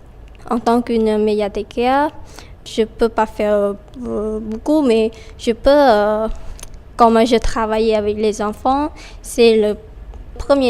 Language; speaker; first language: French; non-native, fluent; Khmer